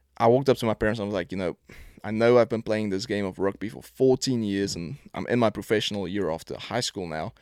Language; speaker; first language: English; non-native, local second language; Afrikaans